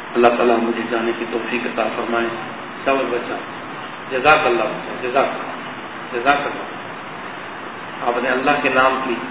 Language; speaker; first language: Urdu; non-native, local second language; Saraiki